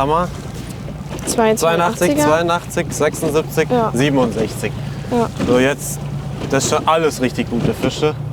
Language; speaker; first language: German; native; German